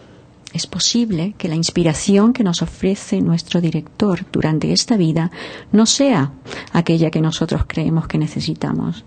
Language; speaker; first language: Spanish; native; Spanish